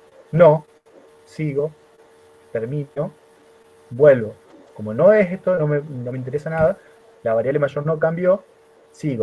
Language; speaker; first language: Spanish; native; Spanish